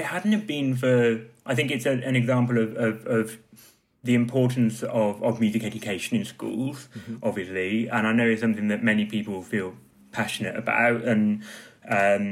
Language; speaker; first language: English; native; English